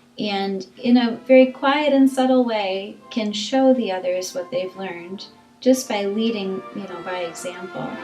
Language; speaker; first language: English; native; English